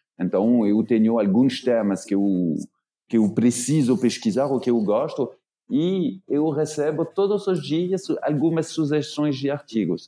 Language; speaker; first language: Portuguese; non-native, fluent; French